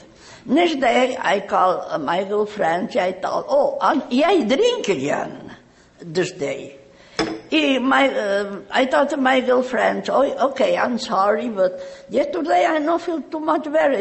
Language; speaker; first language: English; non-native, learner; Catalan